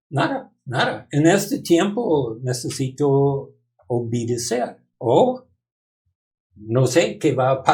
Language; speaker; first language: Spanish; non-native, learner; English